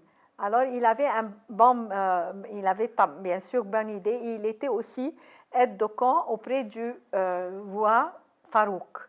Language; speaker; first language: French; non-native, fluent; Arabic